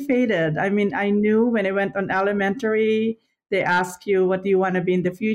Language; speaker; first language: English; non-native, local second language; Filipino